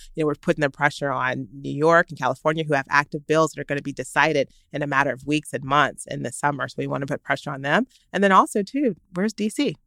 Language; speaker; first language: English; native; English